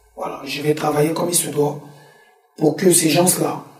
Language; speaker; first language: French; early bilingual, other home language; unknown